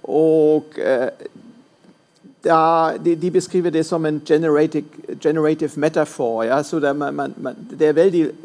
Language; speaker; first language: Norwegian; non-native, fluent; German